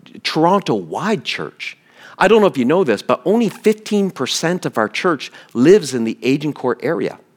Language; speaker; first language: English; native; English